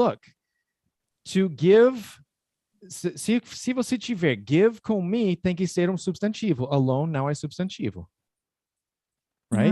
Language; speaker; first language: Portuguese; non-native, fluent; English